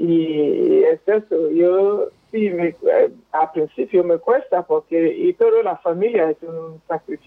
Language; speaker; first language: Spanish; non-native, fluent; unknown